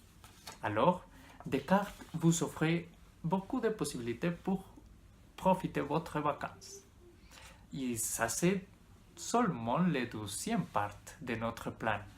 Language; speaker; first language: French; non-native, learner; Spanish